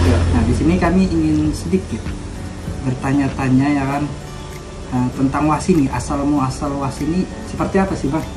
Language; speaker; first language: Indonesian; non-native, local second language; Banjar